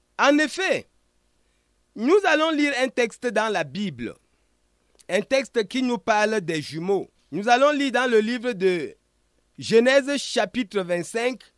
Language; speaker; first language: French; non-native, local second language; Ghomala